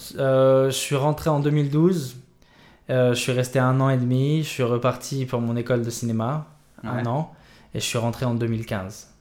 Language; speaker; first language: French; native; French